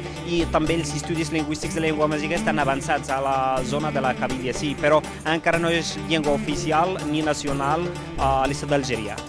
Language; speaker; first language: Catalan; non-native, fluent; Berber languages